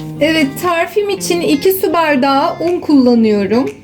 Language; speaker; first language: Turkish; native; Turkish